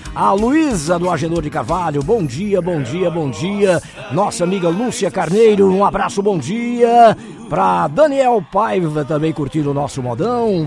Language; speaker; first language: Portuguese; native; Portuguese